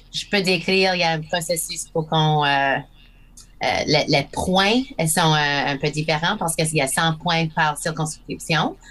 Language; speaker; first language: French; non-native, local second language; English